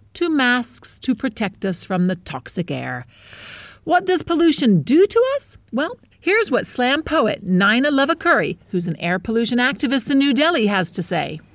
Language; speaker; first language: English; native; English